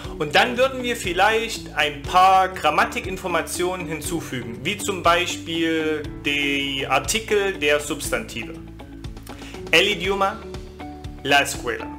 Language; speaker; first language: German; native; German